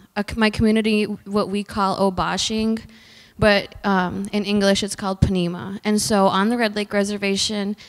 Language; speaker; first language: English; native; English